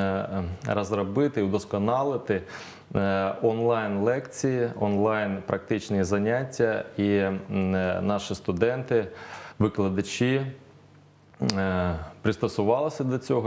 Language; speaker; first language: Ukrainian; native; Ukrainian